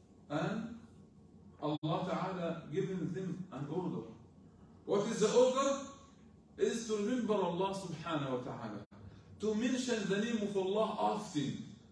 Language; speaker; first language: English; non-native, fluent; Arabic